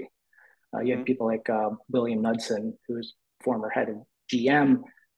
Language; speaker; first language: English; native; English